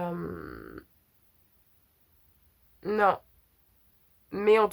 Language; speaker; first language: French; native; French